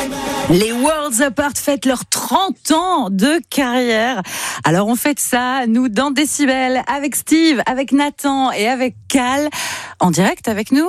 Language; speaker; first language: French; native; French